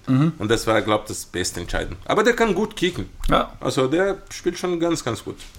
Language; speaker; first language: German; non-native, fluent; Portuguese